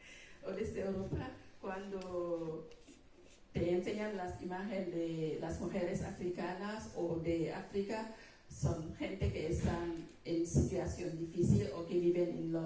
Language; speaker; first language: Spanish; non-native, local second language; Wolof